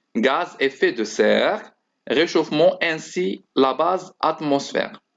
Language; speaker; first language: French; non-native, local second language; Arabic